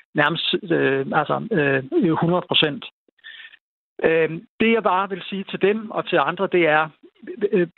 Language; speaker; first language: Danish; native; Danish